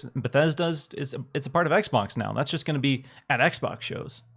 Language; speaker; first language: English; native; English